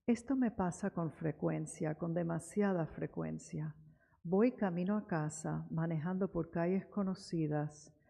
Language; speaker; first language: Spanish; early bilingual, heritage; Spanish